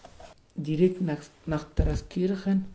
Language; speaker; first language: German; non-native, learner; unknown